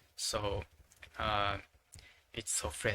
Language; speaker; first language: English; non-native, learner; Japanese